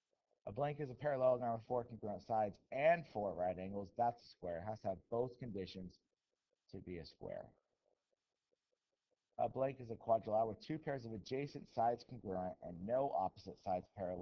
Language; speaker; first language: English; native; English